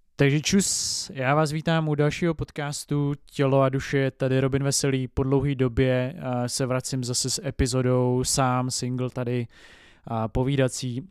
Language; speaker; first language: Czech; native; Czech